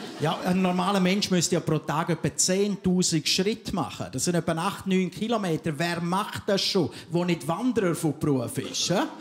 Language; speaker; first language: German; native; German